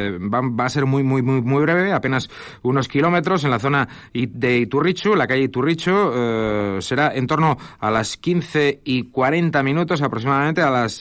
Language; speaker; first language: Spanish; native; Spanish